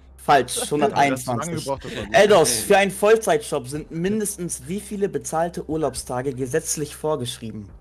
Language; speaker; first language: German; native; German